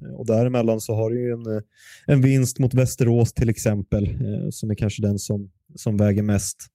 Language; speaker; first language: Swedish; native; Swedish